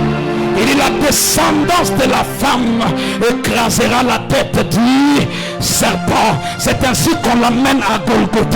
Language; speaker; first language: French; non-native, local second language; Swahili